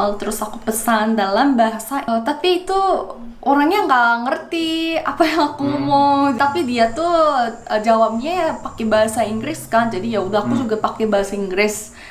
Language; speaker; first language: Indonesian; non-native, fluent; Korean